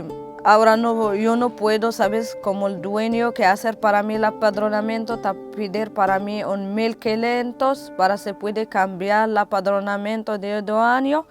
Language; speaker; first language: Spanish; non-native, learner; Arabic